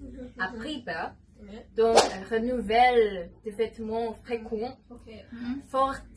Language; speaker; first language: French; non-native, learner; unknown